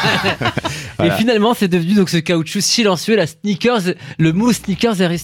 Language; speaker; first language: French; native; French